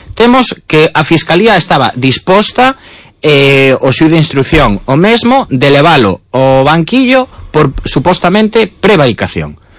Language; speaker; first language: Galician; native; Galician